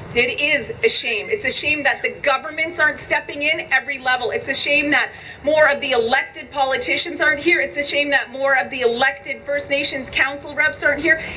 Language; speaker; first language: English; native; English